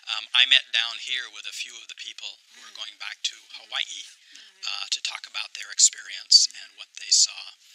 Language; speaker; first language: English; native; English